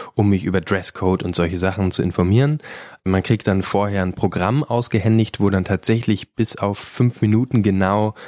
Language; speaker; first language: German; native; German